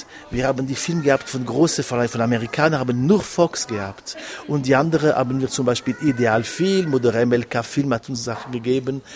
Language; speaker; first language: German; non-native, local second language; French